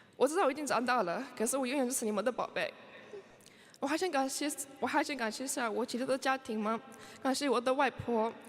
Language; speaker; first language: Chinese; early bilingual, heritage; Chinese